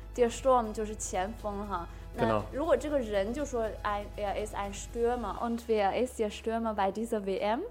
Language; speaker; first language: German; non-native, fluent; Chinese